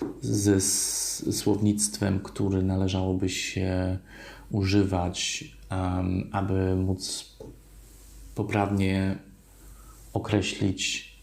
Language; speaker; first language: Polish; early bilingual, heritage; Polish